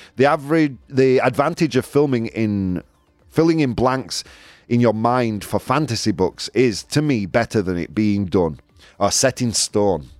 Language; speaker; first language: English; native; English